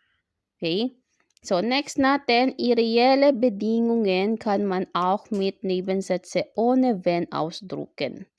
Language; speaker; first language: German; non-native, learner; Filipino